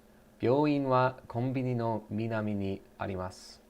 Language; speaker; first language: Japanese; non-native, learner; English